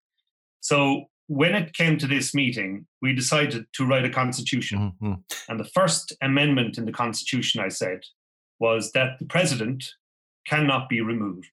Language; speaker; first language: English; native; English